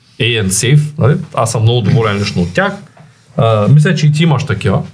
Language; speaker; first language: Bulgarian; native; Bulgarian